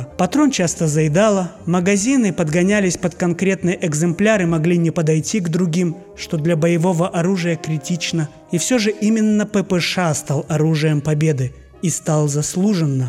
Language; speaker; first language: Russian; native; Russian